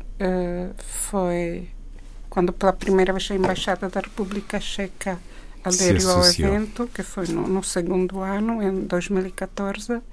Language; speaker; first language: Portuguese; non-native, fluent; Czech